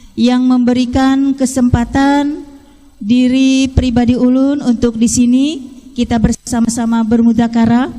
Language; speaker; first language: Indonesian; non-native, local second language; Banjar